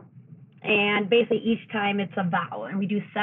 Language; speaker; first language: English; native; English